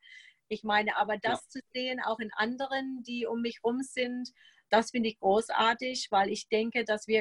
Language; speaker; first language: German; non-native, fluent; English